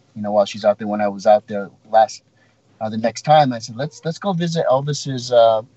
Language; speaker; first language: English; native; English